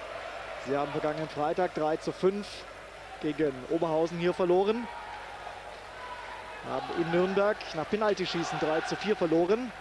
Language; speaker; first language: German; native; German